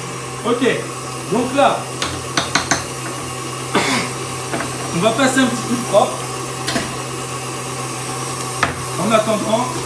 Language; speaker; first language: French; native; French